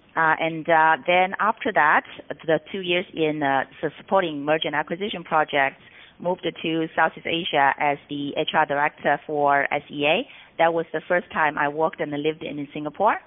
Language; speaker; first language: English; non-native, fluent; Chinese